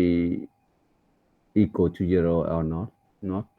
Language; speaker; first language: English; non-native, learner; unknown